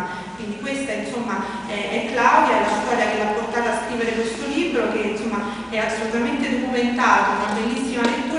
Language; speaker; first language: Italian; native; Italian